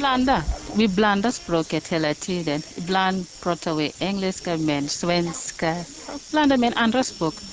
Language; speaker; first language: Swedish; non-native, fluent; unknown